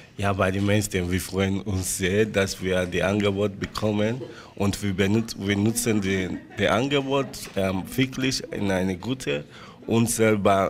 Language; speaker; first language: German; non-native, learner; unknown